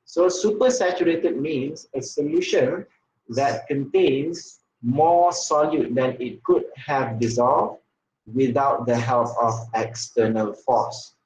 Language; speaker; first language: English; non-native, local second language; Malay